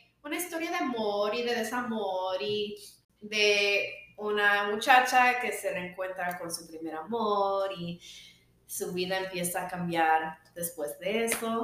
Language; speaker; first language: Spanish; early bilingual, other home language; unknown